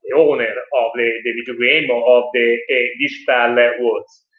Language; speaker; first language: English; non-native, learner; Italian